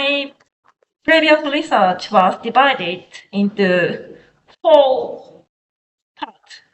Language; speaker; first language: English; non-native, learner; Japanese